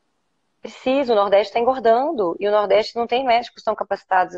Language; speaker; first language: Portuguese; native; Portuguese